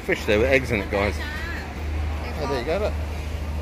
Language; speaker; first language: English; native; English